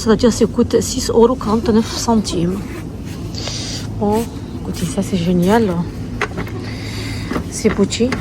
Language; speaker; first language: French; non-native, learner; Arabic